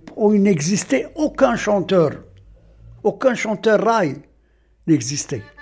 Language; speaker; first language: French; non-native, local second language; Arabic